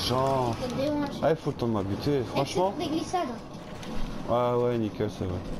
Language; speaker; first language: French; native; French